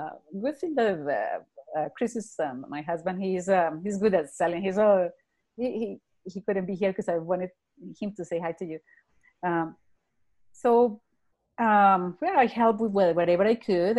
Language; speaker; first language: English; non-native, fluent; Spanish